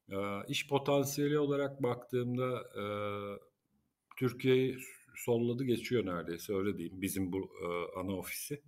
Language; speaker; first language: Turkish; native; Turkish